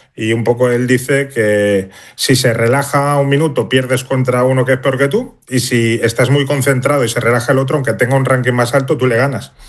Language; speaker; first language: Spanish; native; Spanish